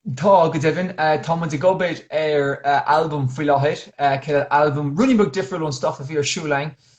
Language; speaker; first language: Irish; non-native, local second language; English